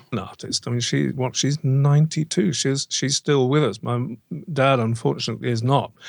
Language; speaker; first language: English; native; English